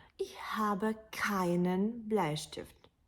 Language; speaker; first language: German; non-native, fluent; Ukrainian